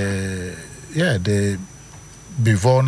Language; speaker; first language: Dutch; non-native, learner; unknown